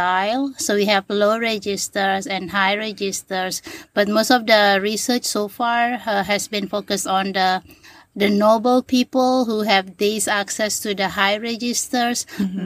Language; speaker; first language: English; non-native, fluent; Sasak